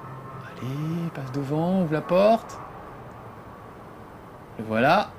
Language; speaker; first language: French; native; French